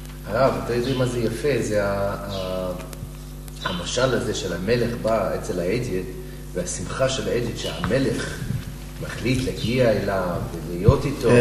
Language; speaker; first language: Hebrew; non-native, fluent; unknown